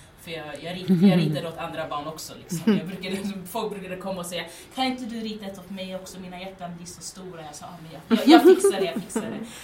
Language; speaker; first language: Swedish; early bilingual, other home language; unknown